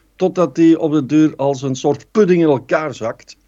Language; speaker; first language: Dutch; native; Dutch